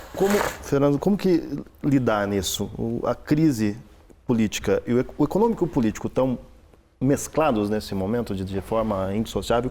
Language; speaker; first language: Portuguese; native; Portuguese